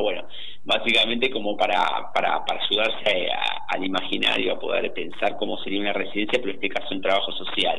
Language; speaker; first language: Spanish; native; Spanish